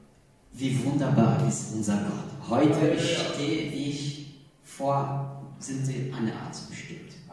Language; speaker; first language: German; non-native, learner; Portuguese